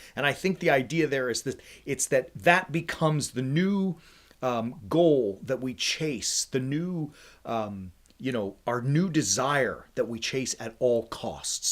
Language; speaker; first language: English; native; English